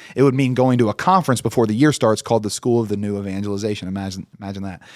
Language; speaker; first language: English; native; English